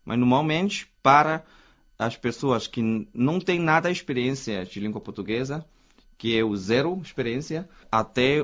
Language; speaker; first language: Portuguese; non-native, fluent; Chinese